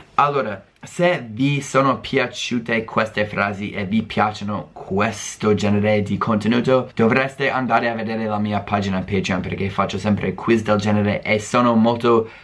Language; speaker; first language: Italian; non-native, fluent; English